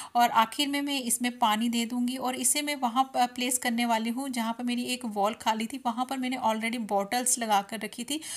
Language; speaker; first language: Hindi; non-native, local second language; Punjabi